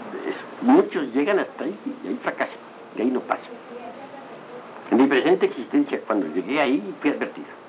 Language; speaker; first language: Spanish; native; Spanish